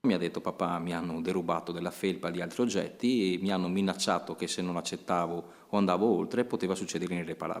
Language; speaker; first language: Italian; native; Italian